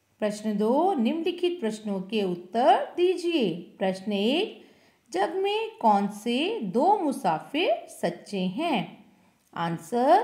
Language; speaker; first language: Hindi; non-native, local second language; Kannada